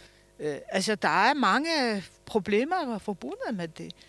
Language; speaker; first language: Danish; early bilingual, other home language; Polish